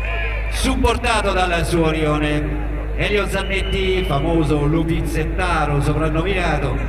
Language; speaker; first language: Italian; native; Italian